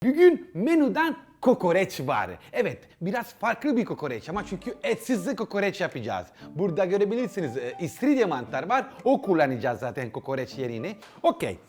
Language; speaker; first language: Turkish; non-native, learner; Italian